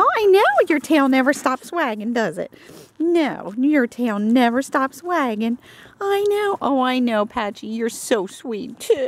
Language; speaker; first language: English; native; English